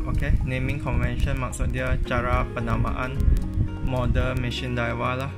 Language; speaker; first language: Malay; native; Malay